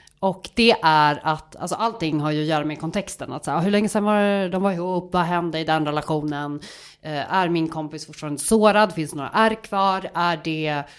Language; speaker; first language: Swedish; native; Swedish